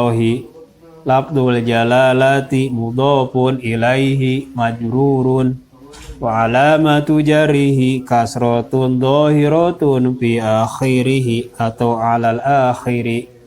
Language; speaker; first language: Arabic; non-native, fluent; Indonesian